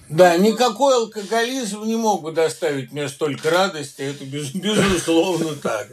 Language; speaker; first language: Russian; native; Russian